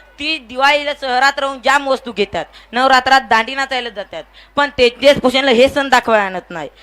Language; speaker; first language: Marathi; non-native, local second language; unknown